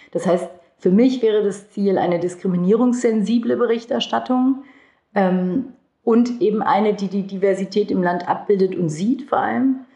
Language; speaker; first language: German; early bilingual, other home language; Turkish